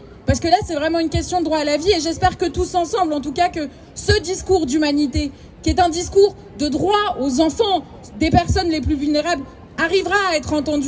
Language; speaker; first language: French; native; French